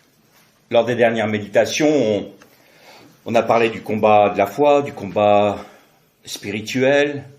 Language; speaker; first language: French; native; French